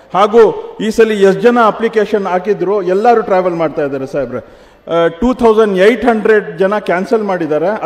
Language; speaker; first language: Kannada; non-native, local second language; Urdu